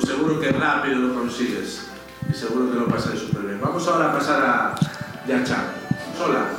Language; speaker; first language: Spanish; native; Spanish